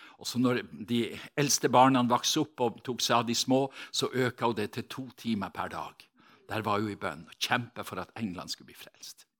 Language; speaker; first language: Norwegian; native; Norwegian